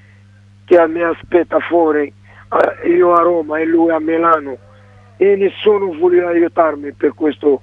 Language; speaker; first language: Italian; non-native, learner; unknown